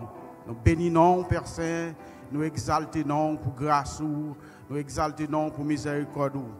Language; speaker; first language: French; non-native, local second language; Haitian Creole